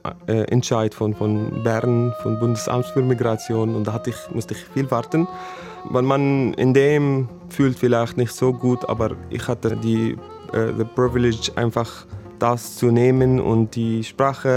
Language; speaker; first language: German; non-native, fluent; Arabic